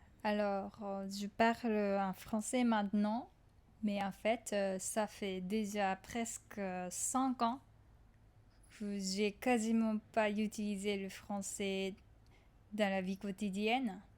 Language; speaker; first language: French; non-native, fluent; Japanese